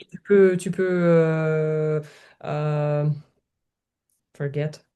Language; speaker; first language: French; non-native, learner; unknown